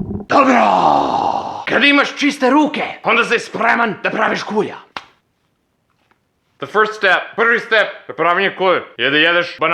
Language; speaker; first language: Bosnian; non-native, learner; English